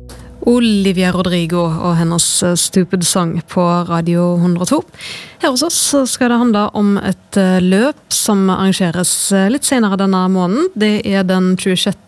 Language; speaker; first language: Norwegian; native; Norwegian